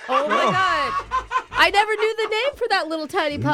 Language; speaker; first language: English; native; English